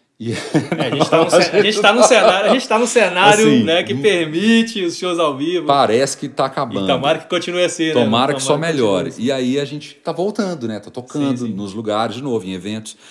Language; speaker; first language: Portuguese; native; Portuguese